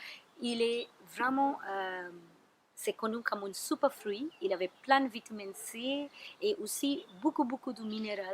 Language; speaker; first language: French; non-native, learner; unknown